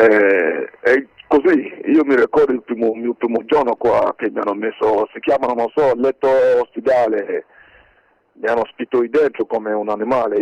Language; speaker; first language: Italian; non-native, fluent; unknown